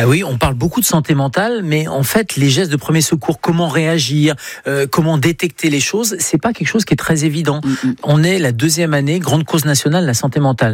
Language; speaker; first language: French; native; French